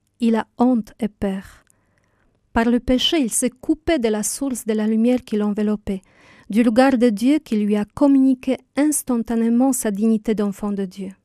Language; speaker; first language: French; non-native, fluent; Polish